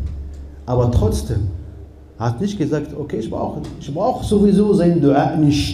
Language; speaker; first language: German; non-native, fluent; Arabic